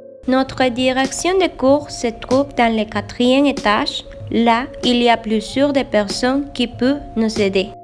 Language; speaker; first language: French; non-native, learner; Spanish